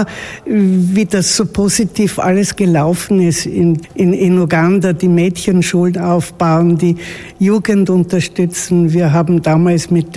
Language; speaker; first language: German; native; German